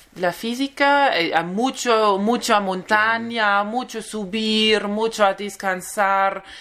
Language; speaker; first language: Spanish; non-native, learner; German